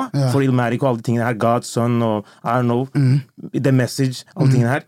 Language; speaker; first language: Norwegian; early bilingual, other home language; Turkish